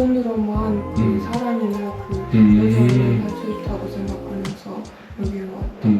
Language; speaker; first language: Korean; non-native, fluent; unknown